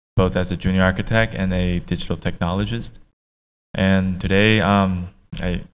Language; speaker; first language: English; native; English